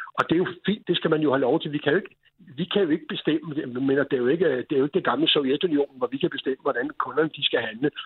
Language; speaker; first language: Danish; native; Danish